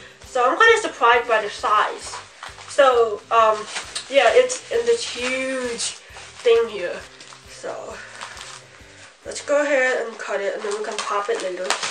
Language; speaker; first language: English; early bilingual, other home language; Chinese